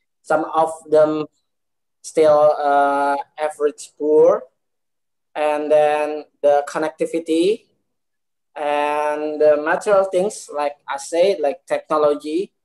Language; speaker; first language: English; non-native, learner; Indonesian